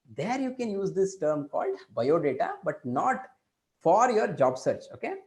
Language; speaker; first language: English; non-native, local second language; Kannada